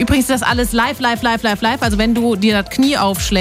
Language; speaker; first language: German; native; German